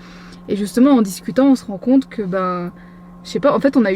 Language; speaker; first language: French; native; French